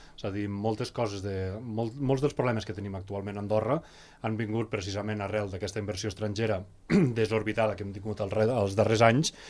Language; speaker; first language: Catalan; native; Catalan